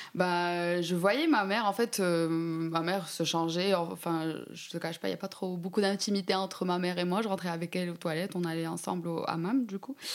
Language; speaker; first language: French; non-native, local second language; Arabic